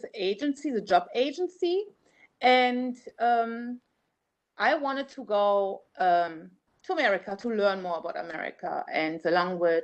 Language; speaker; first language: English; non-native, fluent; German